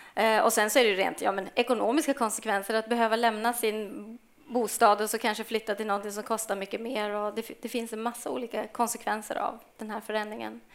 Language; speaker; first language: Swedish; native; Swedish